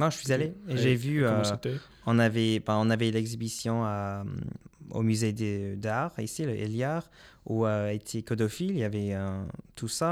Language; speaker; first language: French; non-native, local second language; English